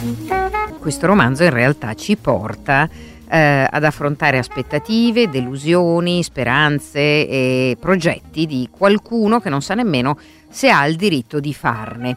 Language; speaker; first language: Italian; native; Italian